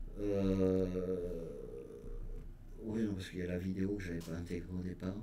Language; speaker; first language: French; native; French